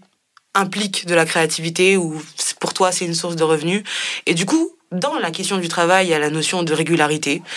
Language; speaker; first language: French; native; French